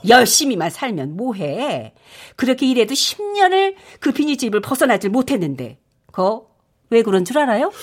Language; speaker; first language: Korean; native; Korean